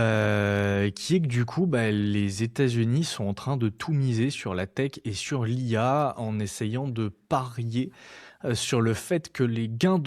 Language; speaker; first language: French; native; French